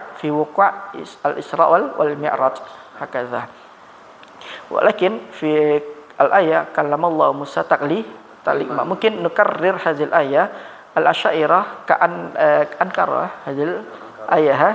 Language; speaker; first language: Arabic; non-native, fluent; Malay